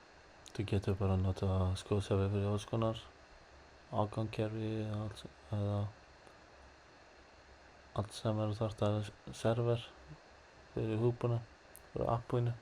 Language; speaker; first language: Icelandic; non-native, learner; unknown